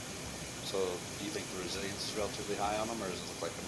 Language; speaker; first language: English; native; English